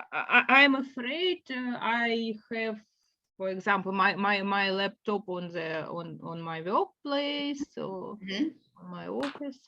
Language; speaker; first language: English; non-native, learner; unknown